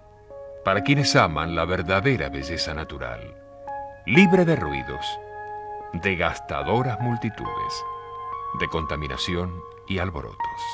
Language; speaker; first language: Spanish; native; Spanish